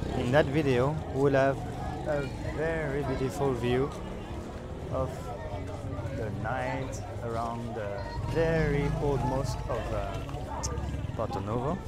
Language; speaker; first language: English; non-native, fluent; French